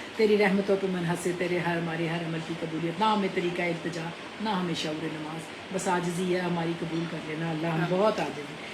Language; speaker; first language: Urdu; non-native, local second language; Punjabi